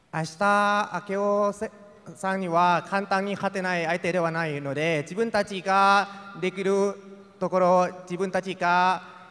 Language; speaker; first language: Japanese; native; Japanese